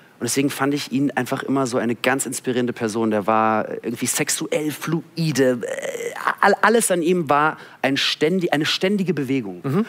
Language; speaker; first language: German; early bilingual, other home language; Russian